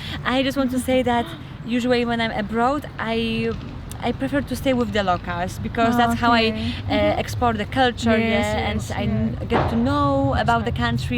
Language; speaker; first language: English; non-native, fluent; Polish